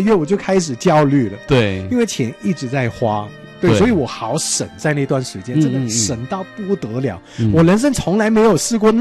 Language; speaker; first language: Chinese; non-native, local second language; Cantonese